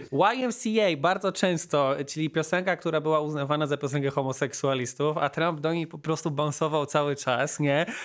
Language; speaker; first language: Polish; native; Polish